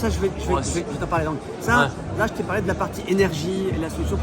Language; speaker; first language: French; native; French